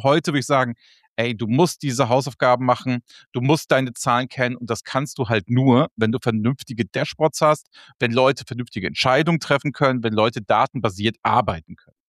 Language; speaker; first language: German; native; German